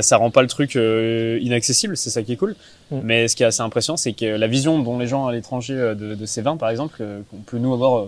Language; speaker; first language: French; native; French